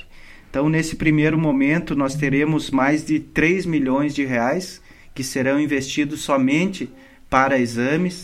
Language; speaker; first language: Portuguese; native; Portuguese